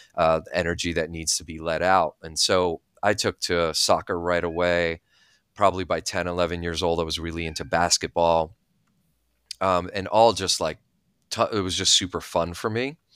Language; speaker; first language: English; early bilingual, other home language; Bulgarian